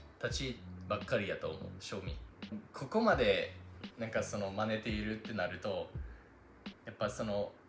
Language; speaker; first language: Japanese; non-native, fluent; English